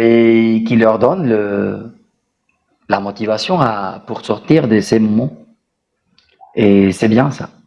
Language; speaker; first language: French; non-native, fluent; Spanish